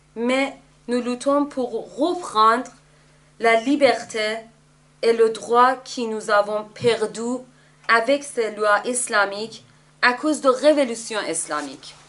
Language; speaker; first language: French; non-native, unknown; Persian